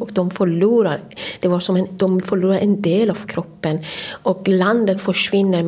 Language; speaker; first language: Swedish; non-native, fluent; Persian